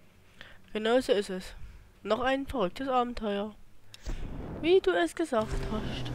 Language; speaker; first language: German; native; German